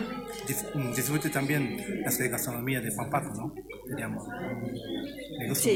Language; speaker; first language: Spanish; non-native, learner; Japanese